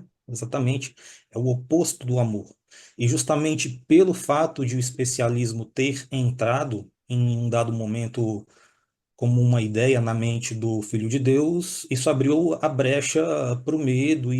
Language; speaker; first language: Portuguese; native; Portuguese